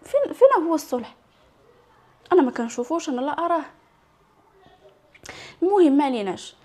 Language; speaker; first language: Arabic; native; Arabic